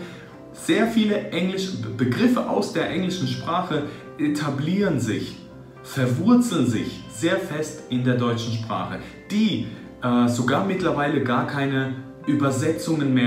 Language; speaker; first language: German; early bilingual, other home language; Russian